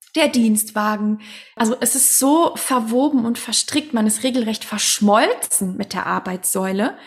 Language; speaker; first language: German; non-native, fluent; Swedish